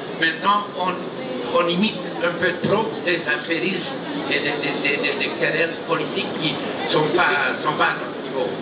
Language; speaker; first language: French; non-native, fluent; Romanian